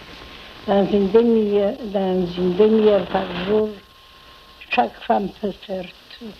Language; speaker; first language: French; non-native, fluent; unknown